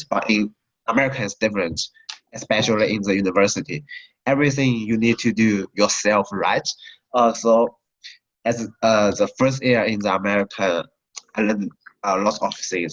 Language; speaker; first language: English; non-native, learner; Chinese